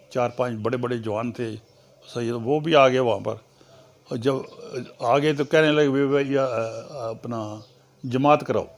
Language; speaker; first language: Urdu; non-native, local second language; Punjabi